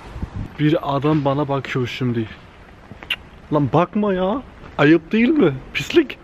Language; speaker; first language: Turkish; early bilingual, heritage; Turkish